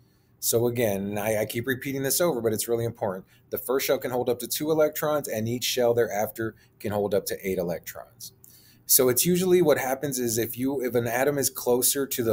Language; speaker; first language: English; native; English